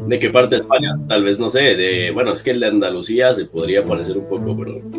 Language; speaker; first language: Spanish; native; Spanish